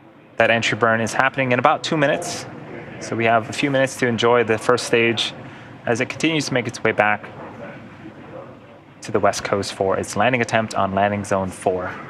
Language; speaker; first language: English; native; English